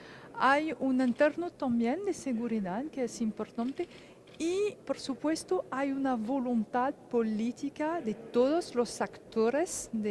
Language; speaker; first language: Spanish; non-native, fluent; French